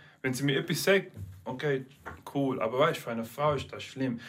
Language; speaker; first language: German; non-native, learner; English